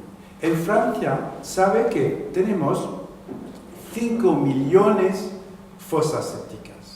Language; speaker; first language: Spanish; non-native, fluent; French